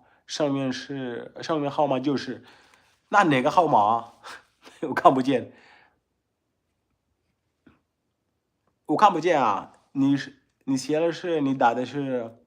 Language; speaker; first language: Chinese; non-native, learner; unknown